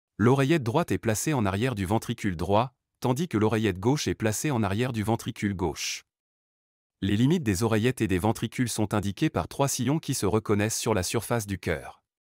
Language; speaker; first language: French; non-native, local second language; Arabic